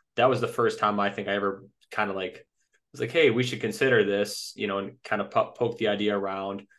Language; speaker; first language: English; native; English